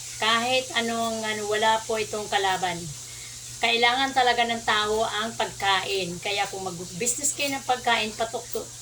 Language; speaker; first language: Filipino; non-native, local second language; Cebuano